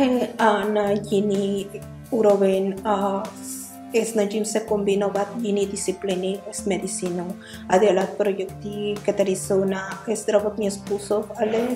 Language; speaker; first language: Czech; non-native, learner; Spanish